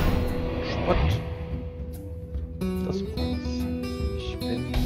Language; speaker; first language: German; native; German